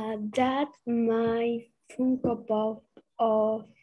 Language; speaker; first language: English; non-native, learner; Spanish